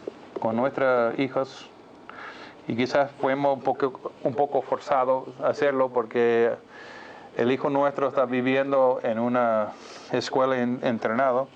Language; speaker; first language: Spanish; non-native, fluent; English